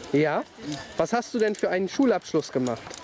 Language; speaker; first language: German; native; German